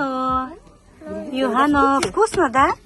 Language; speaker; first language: Russian; non-native, local second language; Tajik